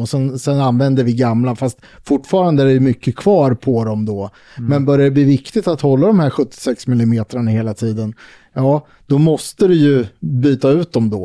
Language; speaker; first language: Swedish; native; Swedish